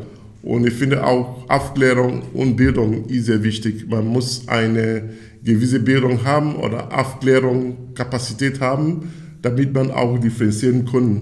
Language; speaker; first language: German; non-native, fluent; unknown